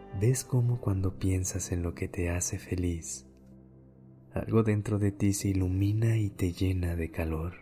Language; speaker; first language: Spanish; native; Spanish